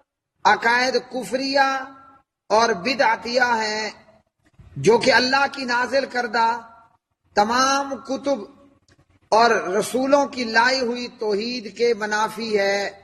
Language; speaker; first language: Urdu; native; Urdu